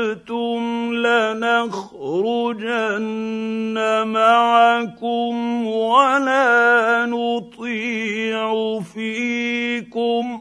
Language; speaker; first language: Arabic; native; Arabic